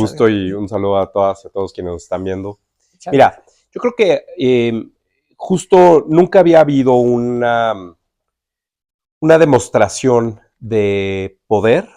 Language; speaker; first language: Spanish; native; Spanish